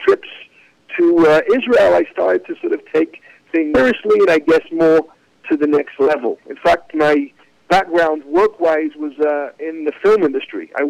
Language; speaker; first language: English; native; English